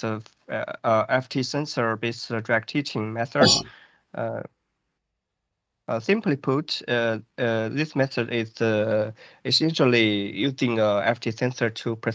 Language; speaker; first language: English; non-native, fluent; Chinese